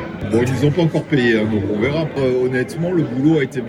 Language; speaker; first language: French; native; French